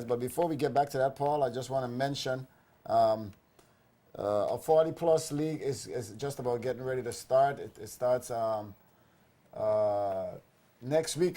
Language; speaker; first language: English; native; English